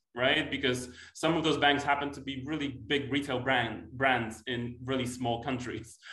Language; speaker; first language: English; non-native, fluent; Polish